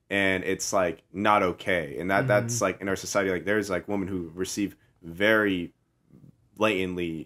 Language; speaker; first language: English; native; English